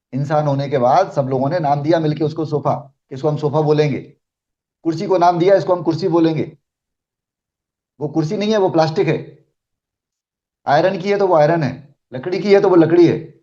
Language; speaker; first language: Hindi; native; Hindi